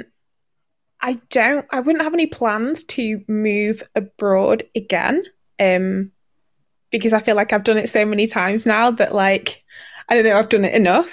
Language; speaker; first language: English; native; English